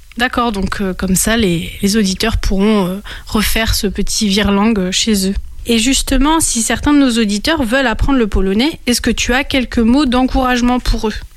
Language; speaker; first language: French; native; French